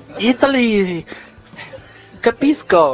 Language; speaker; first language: English; non-native, learner; Polish